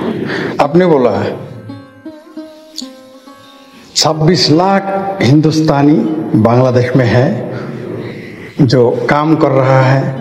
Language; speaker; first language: Hindi; non-native, fluent; Bangla